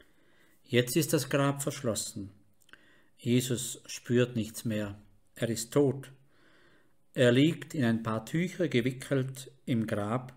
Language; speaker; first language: German; native; German